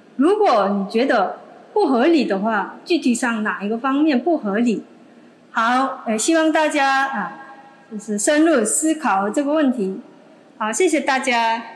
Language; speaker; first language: Chinese; non-native, fluent; Korean